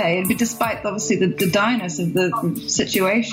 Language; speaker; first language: English; native; English